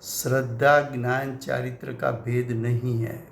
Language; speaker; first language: Hindi; non-native, local second language; Gujarati